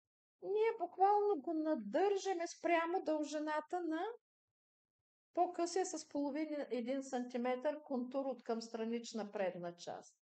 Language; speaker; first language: Bulgarian; native; Bulgarian